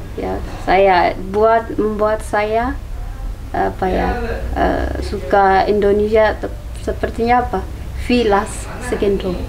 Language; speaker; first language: Indonesian; non-native, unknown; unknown